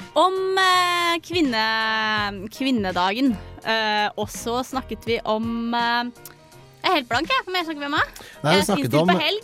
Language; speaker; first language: Norwegian; native; Norwegian